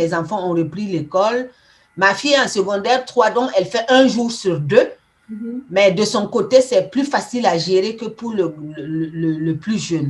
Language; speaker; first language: French; non-native, local second language; Mossi